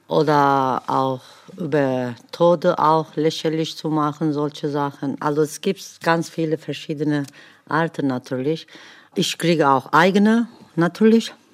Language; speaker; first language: German; non-native, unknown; Kurdish